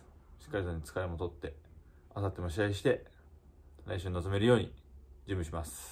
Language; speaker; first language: Japanese; native; Japanese